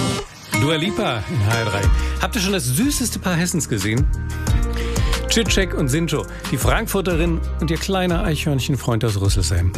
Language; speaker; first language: German; native; German